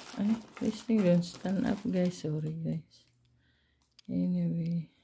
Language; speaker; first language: English; non-native, learner; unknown